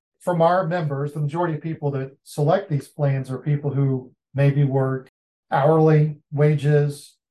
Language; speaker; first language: English; native; English